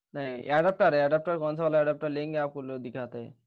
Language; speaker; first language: Hindi; non-native, local second language; Bangla